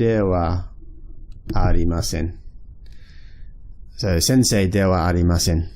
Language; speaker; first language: Japanese; non-native, fluent; English